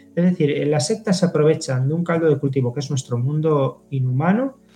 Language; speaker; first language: Spanish; native; Spanish